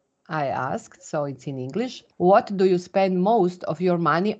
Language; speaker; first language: English; non-native, fluent; Serbian